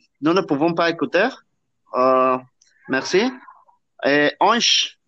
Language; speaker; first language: French; non-native, learner; Spanish